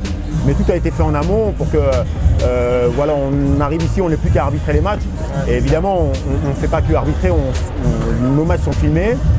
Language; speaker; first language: French; native; French